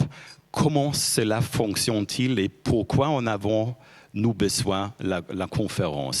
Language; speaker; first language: French; non-native, fluent; German